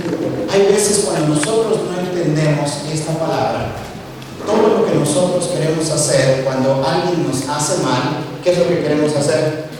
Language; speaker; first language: Spanish; native; Spanish